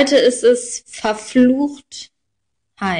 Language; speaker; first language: German; native; German